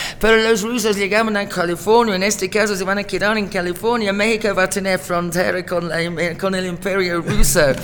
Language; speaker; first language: Spanish; non-native, fluent; English